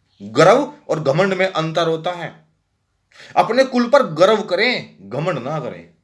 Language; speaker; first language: Hindi; native; Hindi